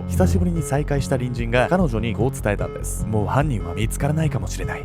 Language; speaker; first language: Japanese; native; Japanese